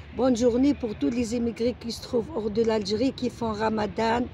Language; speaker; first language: French; non-native, local second language; Arabic